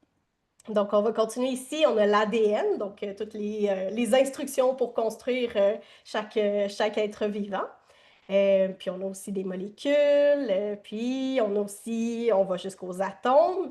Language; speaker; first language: French; native; French